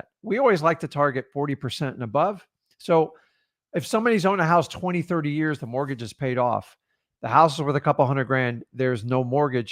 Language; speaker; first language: English; native; English